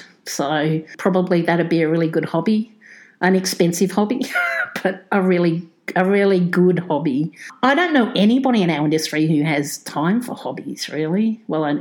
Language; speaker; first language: English; native; English